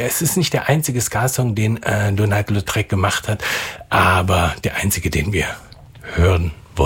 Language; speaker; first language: German; native; German